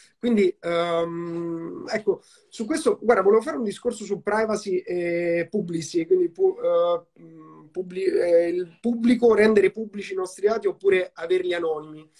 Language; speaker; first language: Italian; native; Italian